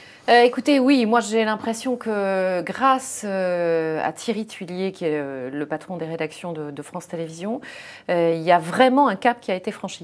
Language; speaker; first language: French; native; French